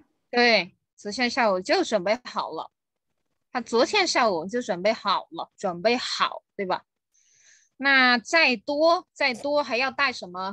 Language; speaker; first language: Chinese; non-native, fluent; Vietnamese